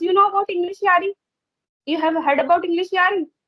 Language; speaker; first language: English; non-native, learner; Hindi